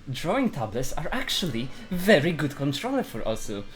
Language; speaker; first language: English; non-native, fluent; Polish